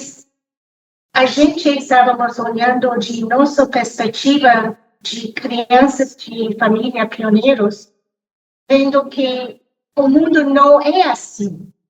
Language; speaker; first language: Portuguese; non-native, fluent; English